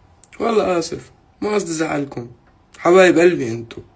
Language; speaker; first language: Arabic; native; Arabic